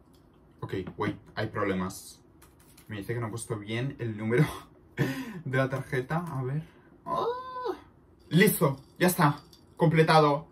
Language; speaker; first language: Spanish; native; Spanish